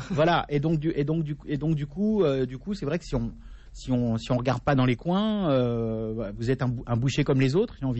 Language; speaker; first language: French; native; French